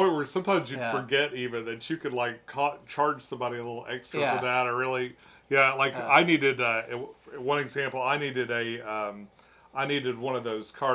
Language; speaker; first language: English; native; English